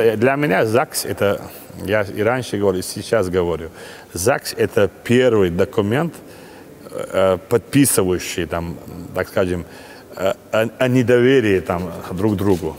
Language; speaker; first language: Russian; non-native, local second language; Chechen